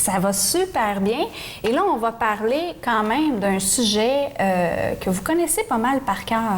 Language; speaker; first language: French; native; French